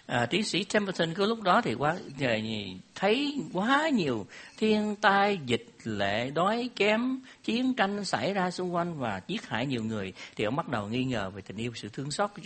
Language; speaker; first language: Vietnamese; native; Vietnamese